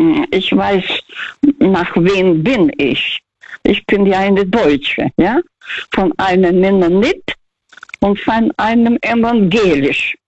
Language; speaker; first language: German; non-native, fluent; Russian